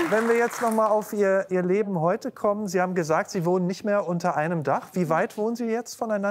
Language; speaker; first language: German; native; German